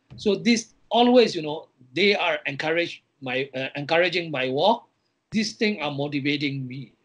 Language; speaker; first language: English; non-native, fluent; Burmese